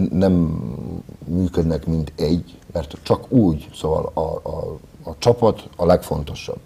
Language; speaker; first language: Hungarian; non-native, fluent; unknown